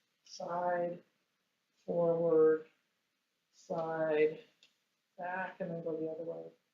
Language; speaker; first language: English; native; English